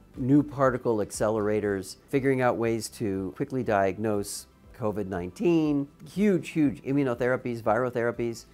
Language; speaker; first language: English; native; English